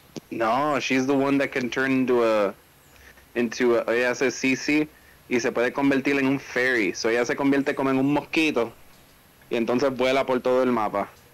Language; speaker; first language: Spanish; early bilingual, heritage; Spanish